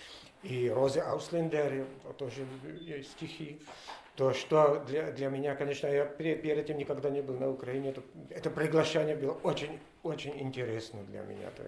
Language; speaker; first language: Russian; non-native, learner; Czech